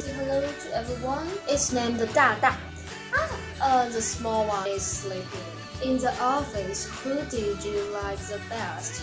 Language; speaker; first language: English; non-native, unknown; Chinese